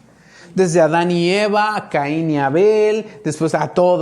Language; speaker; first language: Spanish; native; Spanish